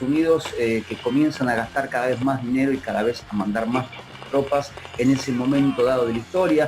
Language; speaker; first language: Spanish; native; Spanish